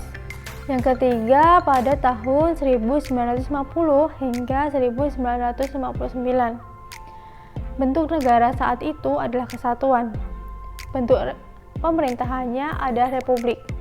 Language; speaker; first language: Indonesian; native; Indonesian